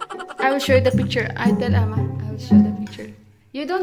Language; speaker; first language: English; non-native, local second language; Filipino